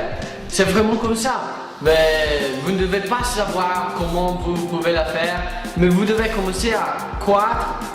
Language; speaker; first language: French; non-native, fluent; Italian